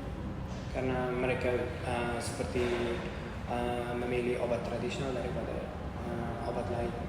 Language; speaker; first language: Indonesian; non-native, learner; Uzbek